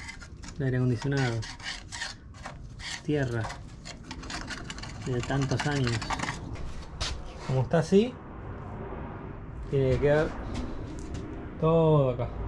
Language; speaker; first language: Spanish; native; Spanish